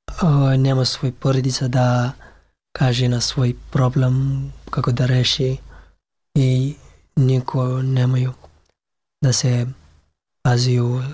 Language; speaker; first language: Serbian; non-native, learner; Pashto